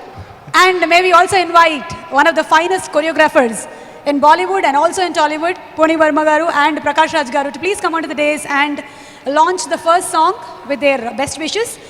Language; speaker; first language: Telugu; native; Telugu